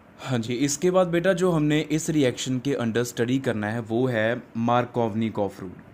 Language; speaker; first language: Hindi; non-native, local second language; Punjabi